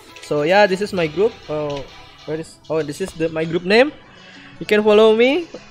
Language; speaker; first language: English; non-native, learner; Indonesian